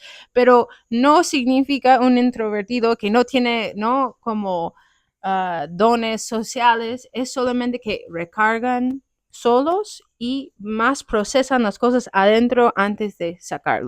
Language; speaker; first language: Spanish; non-native, fluent; English